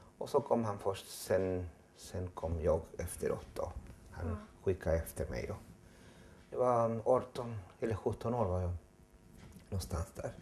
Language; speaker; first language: Swedish; non-native, fluent; Spanish